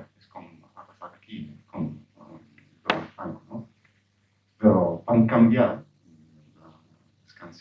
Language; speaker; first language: Catalan; non-native, fluent; Arabic